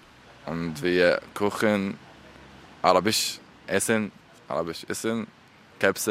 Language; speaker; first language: German; non-native, learner; Arabic